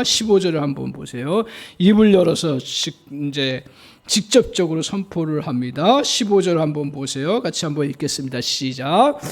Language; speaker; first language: Korean; native; Korean